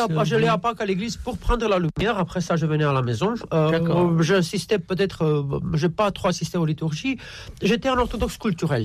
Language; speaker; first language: French; non-native, fluent; Romanian